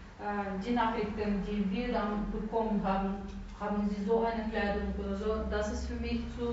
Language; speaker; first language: German; non-native, fluent; Russian